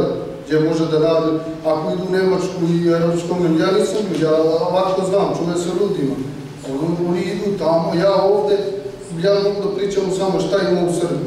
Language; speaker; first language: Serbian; non-native, learner; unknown